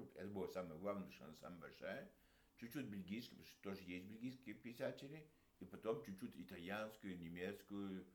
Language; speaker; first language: Russian; early bilingual, heritage; Russian